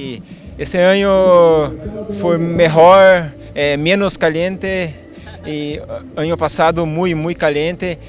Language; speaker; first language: Spanish; non-native, learner; Portuguese